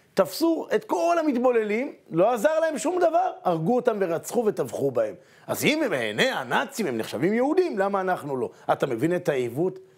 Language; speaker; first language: Hebrew; native; Hebrew